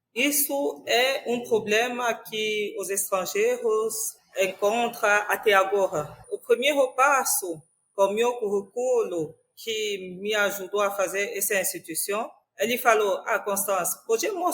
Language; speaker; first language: Portuguese; non-native, fluent; French